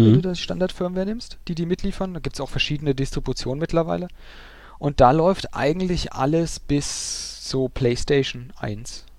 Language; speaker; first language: German; native; German